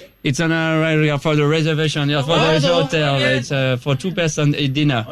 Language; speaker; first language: English; non-native, learner; French